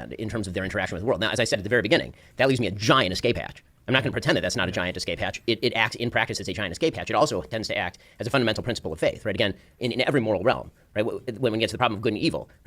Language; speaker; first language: English; native; English